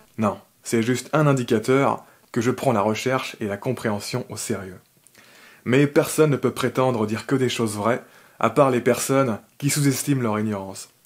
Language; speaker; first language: French; native; French